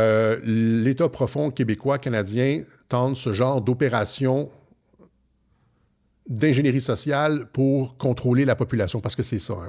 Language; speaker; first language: French; native; French